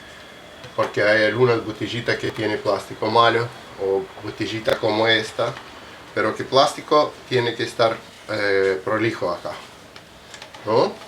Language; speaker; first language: Spanish; non-native, fluent; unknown